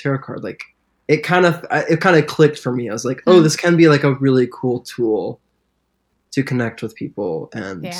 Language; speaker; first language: English; native; English